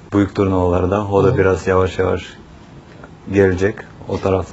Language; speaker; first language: Turkish; non-native, fluent; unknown